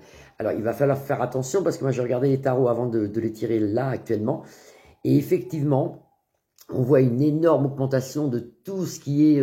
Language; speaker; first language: French; native; French